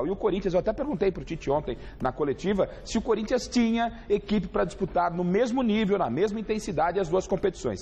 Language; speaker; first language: Portuguese; native; Portuguese